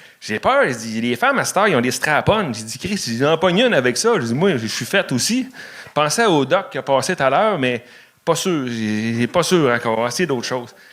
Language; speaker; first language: French; native; French